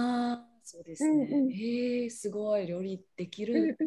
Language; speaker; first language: Japanese; non-native, learner; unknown